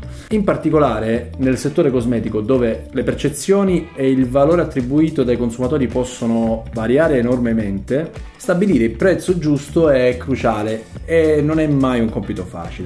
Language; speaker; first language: Italian; native; Italian